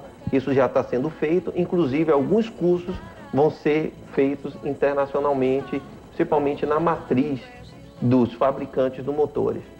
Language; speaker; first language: Portuguese; native; Portuguese